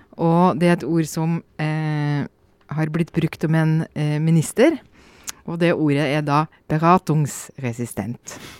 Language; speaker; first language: Norwegian; native; Norwegian